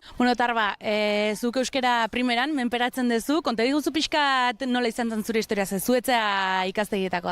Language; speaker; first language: Basque; native; Basque